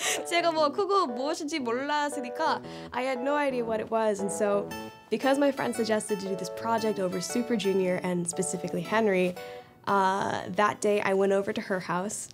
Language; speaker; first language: English; native; English